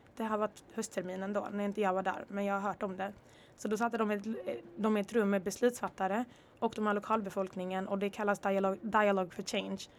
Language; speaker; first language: Swedish; early bilingual, other home language; Kinyarwanda